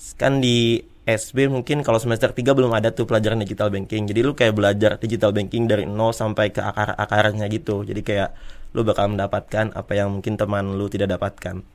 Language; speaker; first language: Indonesian; native; Indonesian